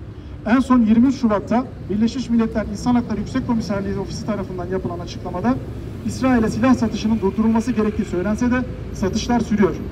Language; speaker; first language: Turkish; native; Turkish